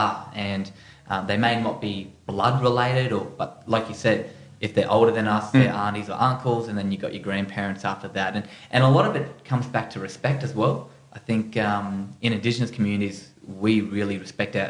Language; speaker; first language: English; native; English